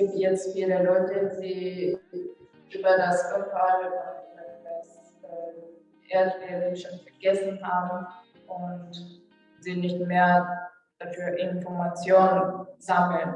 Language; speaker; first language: German; non-native, fluent; Japanese